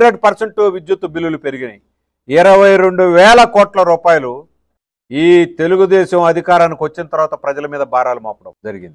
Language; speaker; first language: Telugu; native; Telugu